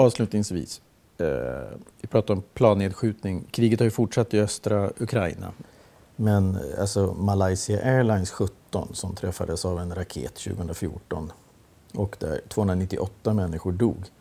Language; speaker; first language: Swedish; native; Swedish